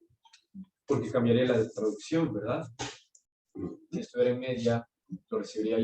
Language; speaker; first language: Spanish; native; Spanish